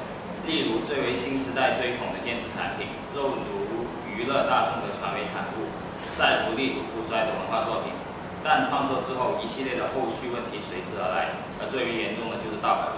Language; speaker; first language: Chinese; native; Chinese